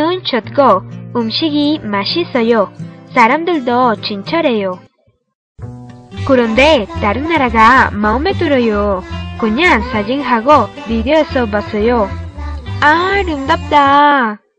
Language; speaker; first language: Korean; non-native, learner; Spanish